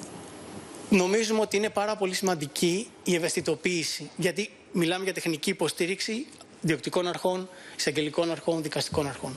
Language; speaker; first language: Greek; native; Greek